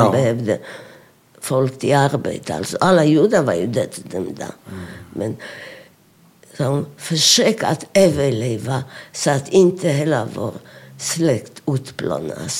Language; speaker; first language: Swedish; non-native, fluent; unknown